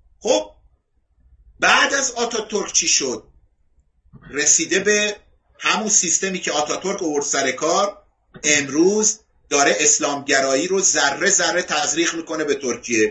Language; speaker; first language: Persian; non-native, local second language; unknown